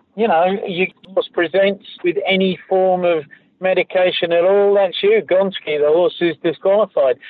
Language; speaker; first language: English; native; English